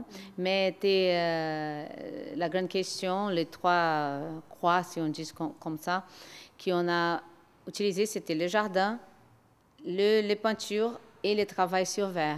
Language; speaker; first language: French; non-native, learner; Portuguese